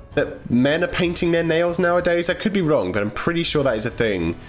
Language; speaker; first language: English; native; English